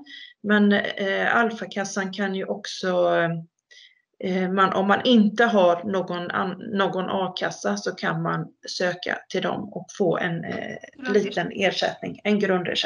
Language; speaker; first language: Swedish; native; Swedish